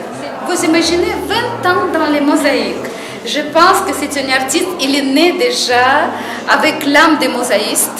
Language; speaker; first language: French; non-native, fluent; Russian